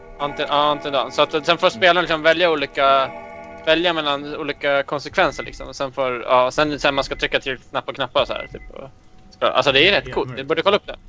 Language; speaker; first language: Swedish; native; Swedish